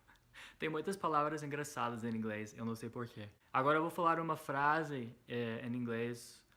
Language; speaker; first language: Portuguese; non-native, fluent; English